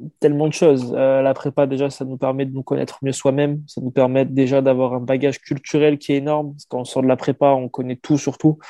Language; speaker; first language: French; native; French